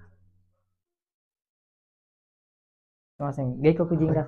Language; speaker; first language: Japanese; non-native, learner; Indonesian